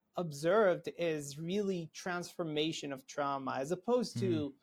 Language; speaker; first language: English; non-native, fluent; Hebrew